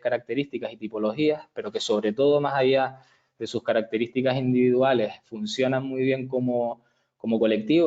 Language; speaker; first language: Spanish; native; Spanish